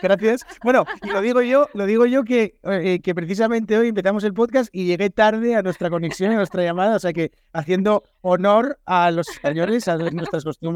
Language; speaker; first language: Spanish; native; Spanish